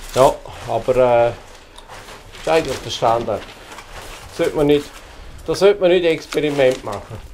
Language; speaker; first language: German; native; German